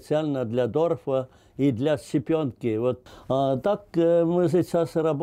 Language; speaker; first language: Russian; non-native, learner; Estonian